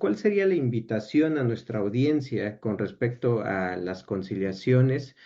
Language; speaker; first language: Spanish; native; Spanish